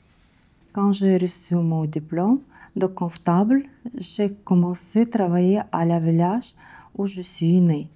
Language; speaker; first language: French; non-native, learner; Ukrainian